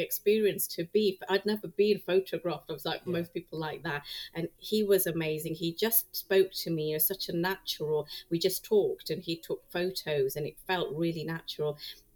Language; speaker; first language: English; native; English